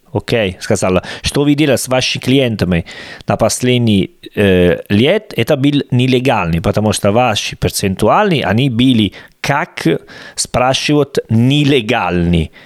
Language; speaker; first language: Russian; non-native, learner; Italian